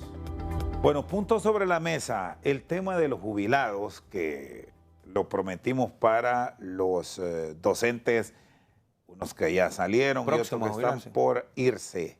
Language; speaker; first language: Spanish; native; Spanish